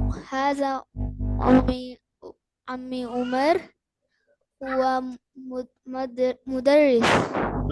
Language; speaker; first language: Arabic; non-native, learner; Urdu